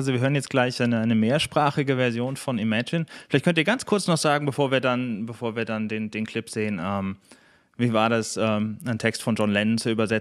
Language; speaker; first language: German; native; German